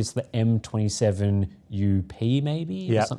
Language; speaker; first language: English; native; English